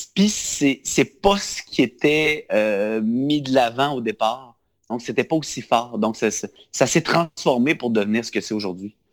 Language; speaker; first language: French; native; French